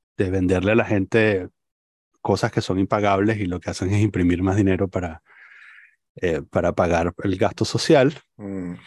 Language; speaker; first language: Spanish; native; Spanish